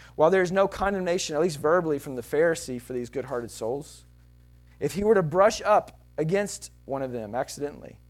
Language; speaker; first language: English; native; English